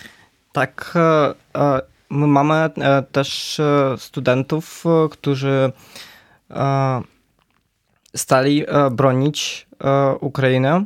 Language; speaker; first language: Polish; non-native, learner; Ukrainian